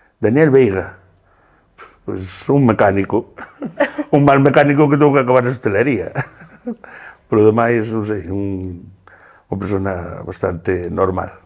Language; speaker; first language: Galician; native; Galician